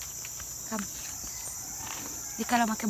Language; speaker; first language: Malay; non-native, local second language; Iban